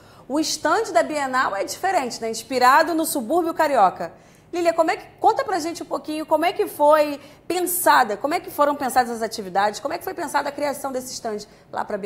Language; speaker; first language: Portuguese; native; Portuguese